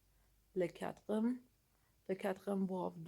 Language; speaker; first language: French; non-native, learner; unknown